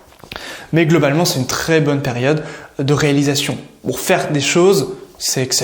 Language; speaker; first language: French; native; French